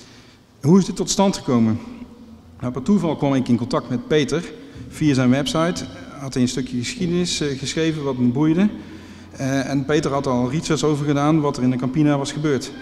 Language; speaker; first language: Dutch; native; Dutch